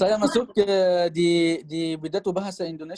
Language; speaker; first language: Indonesian; non-native, learner; Arabic